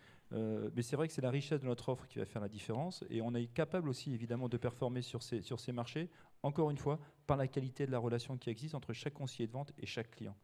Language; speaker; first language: French; native; French